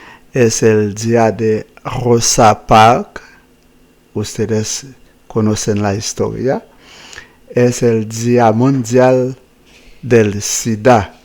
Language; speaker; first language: Spanish; non-native, fluent; Haitian Creole